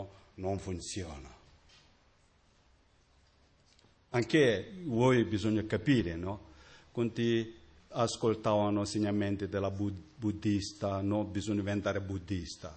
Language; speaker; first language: Italian; non-native, learner; Tibetan